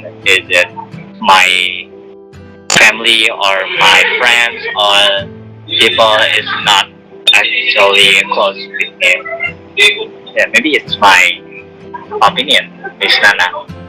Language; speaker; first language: English; non-native, learner; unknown